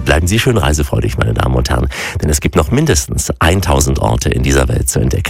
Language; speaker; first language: German; native; German